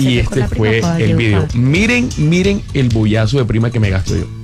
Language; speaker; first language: Spanish; native; Spanish